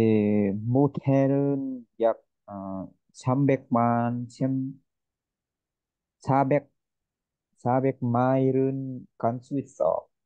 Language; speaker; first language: Korean; non-native, learner; Vietnamese